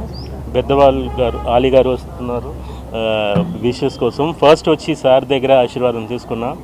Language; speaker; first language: Telugu; non-native, fluent; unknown